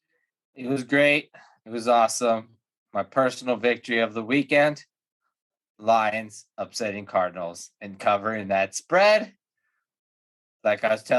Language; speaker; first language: English; native; English